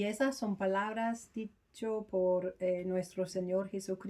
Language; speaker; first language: Spanish; non-native, fluent; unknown